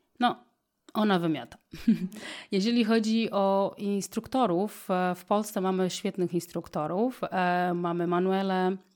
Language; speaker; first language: Polish; non-native, fluent; Portuguese